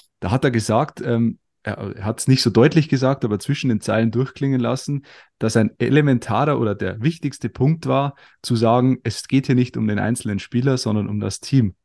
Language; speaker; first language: German; native; German